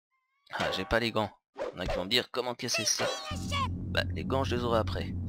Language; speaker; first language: French; native; French